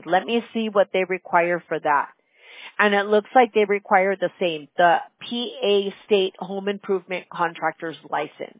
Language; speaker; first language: English; early bilingual, other home language; Spanish